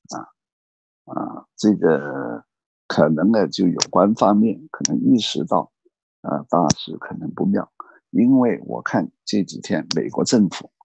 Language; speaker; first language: Chinese; native; Chinese